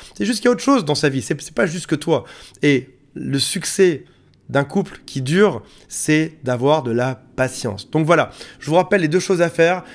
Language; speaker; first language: French; native; French